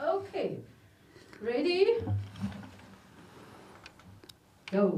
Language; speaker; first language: German; non-native, learner; Chinese